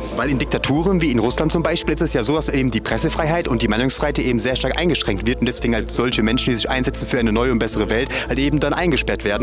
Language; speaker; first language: German; native; German